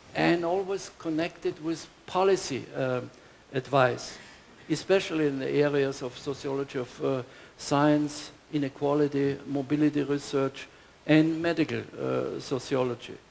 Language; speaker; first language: English; non-native, fluent; German